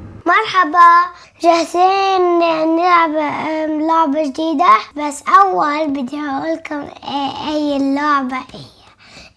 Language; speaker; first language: Arabic; native; Arabic